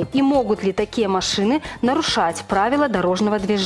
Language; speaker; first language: Russian; native; Russian